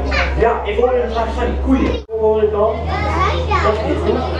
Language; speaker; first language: Dutch; native; Dutch